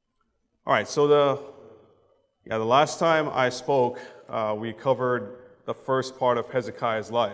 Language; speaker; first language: English; native; English